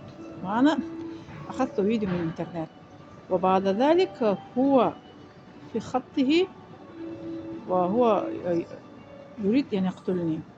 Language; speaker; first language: Arabic; non-native, fluent; Tajik